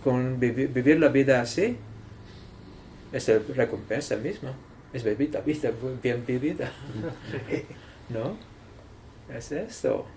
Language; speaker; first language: Spanish; non-native, learner; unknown